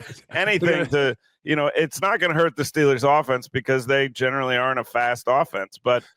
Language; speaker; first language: English; native; English